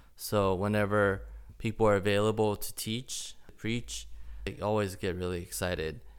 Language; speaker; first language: English; early bilingual, other home language; Chinese